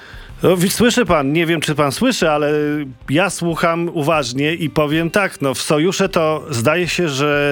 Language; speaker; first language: Polish; native; Polish